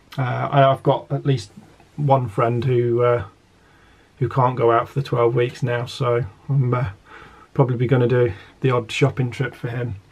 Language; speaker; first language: English; native; English